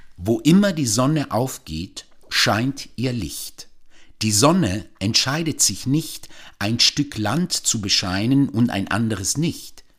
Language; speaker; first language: German; non-native, fluent; Italian